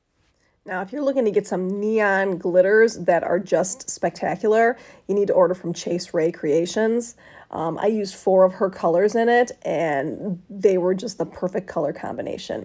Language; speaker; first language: English; native; English